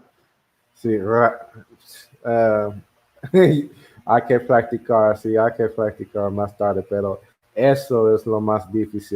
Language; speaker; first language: Spanish; non-native, learner; English